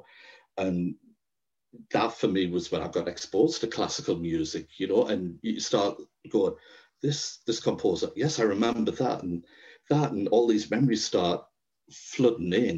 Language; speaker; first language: English; native; English